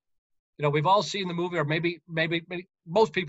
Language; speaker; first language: English; native; English